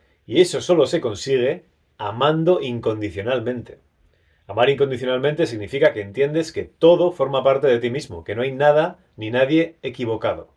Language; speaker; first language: Spanish; native; Spanish